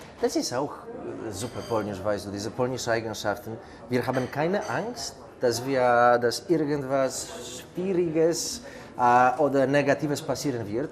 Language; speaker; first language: German; non-native, fluent; Polish